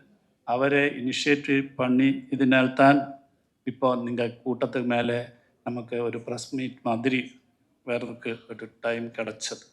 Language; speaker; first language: Tamil; non-native, learner; Malayalam